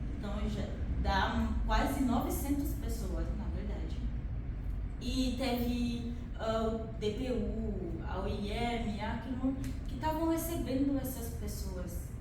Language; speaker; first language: Portuguese; non-native, fluent; Haitian Creole